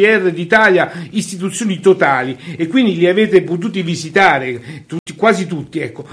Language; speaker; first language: Italian; native; Italian